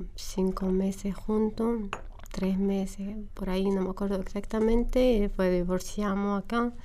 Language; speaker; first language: Spanish; non-native, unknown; Arabic